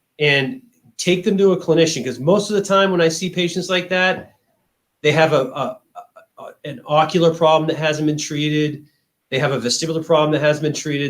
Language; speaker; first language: English; native; English